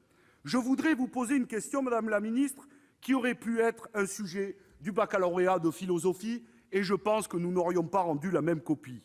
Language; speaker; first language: French; native; French